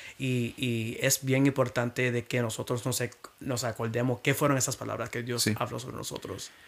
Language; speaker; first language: Spanish; early bilingual, heritage; Spanish